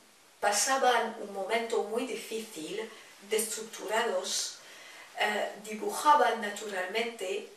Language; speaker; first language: Spanish; non-native, fluent; French